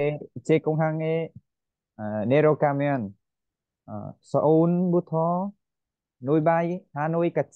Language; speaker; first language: Korean; non-native, learner; Vietnamese